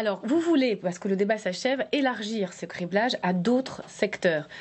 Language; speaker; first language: French; native; French